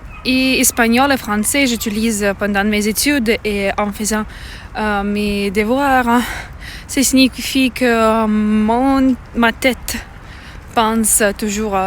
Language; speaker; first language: French; non-native, learner; Russian